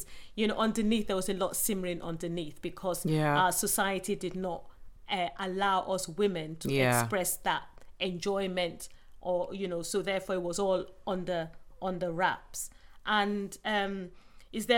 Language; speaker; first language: English; non-native, local second language; Yoruba